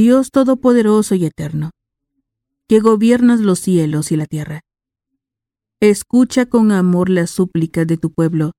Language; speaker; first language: Spanish; native; Spanish